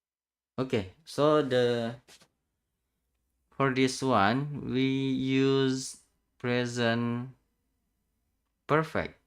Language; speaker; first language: English; non-native, learner; Indonesian